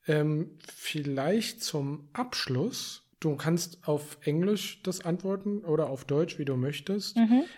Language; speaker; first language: German; native; German